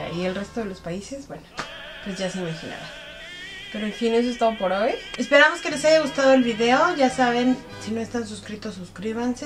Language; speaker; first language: Spanish; native; Spanish